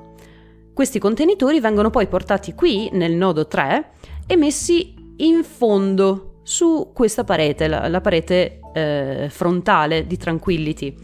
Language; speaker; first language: Italian; native; Italian